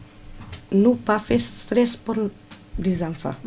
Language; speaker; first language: French; non-native, learner; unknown